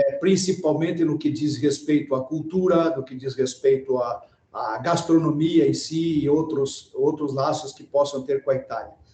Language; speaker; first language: Portuguese; non-native, fluent; Italian